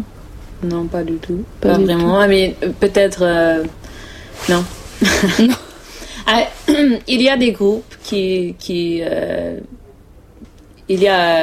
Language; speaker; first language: French; non-native, learner; English